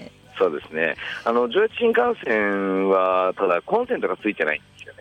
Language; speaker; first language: Japanese; native; Japanese